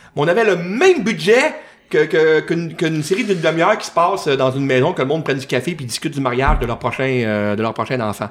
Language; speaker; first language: French; native; French